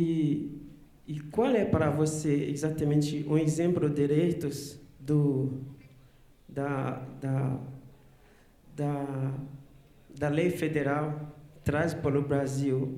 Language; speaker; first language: Portuguese; non-native, learner; Haitian Creole